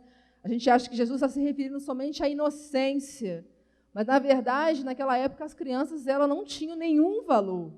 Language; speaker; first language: Portuguese; native; Portuguese